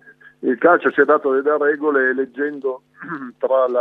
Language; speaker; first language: Italian; native; Italian